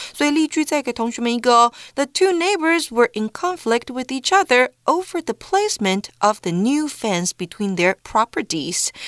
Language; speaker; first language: English; non-native, fluent; Chinese